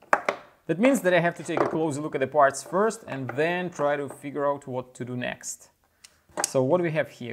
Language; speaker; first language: English; non-native, fluent; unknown